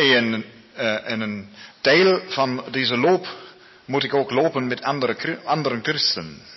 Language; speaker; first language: Dutch; non-native, learner; Spanish